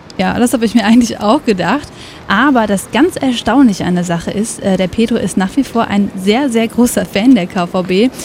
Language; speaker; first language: German; native; German